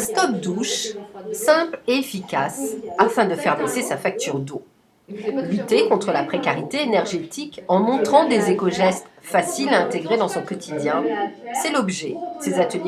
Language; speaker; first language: French; native; French